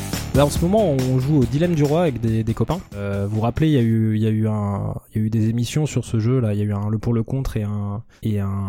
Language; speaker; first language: French; native; French